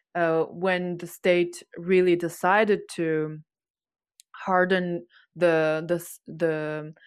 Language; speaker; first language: English; non-native, fluent; Chinese